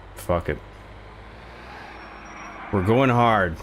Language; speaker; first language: English; native; English